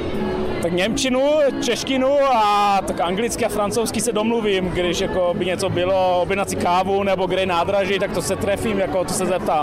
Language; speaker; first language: Czech; early bilingual, heritage; Czech